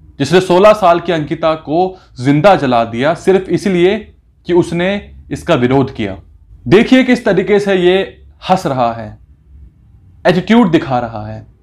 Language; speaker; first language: Hindi; native; Hindi